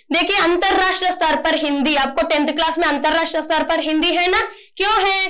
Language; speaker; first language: Hindi; non-native, local second language; Telugu